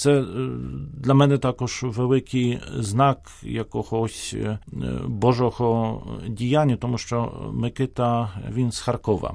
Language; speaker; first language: Ukrainian; non-native, fluent; Polish